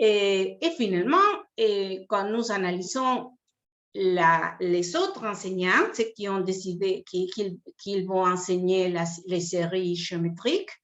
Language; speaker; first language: French; non-native, fluent; Spanish